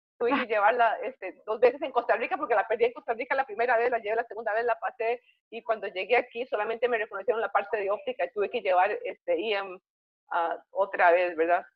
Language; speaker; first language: Spanish; native; Spanish